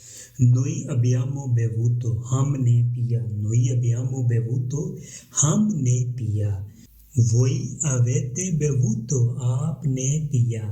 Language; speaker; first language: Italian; non-native, learner; Urdu